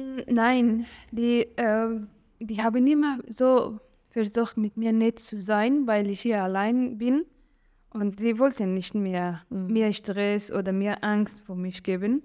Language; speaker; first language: German; non-native, learner; Persian